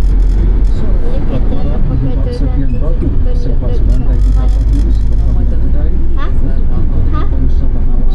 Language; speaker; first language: Malay; native; Malay